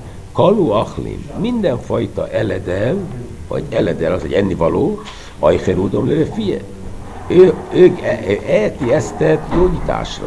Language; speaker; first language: Hungarian; non-native, fluent; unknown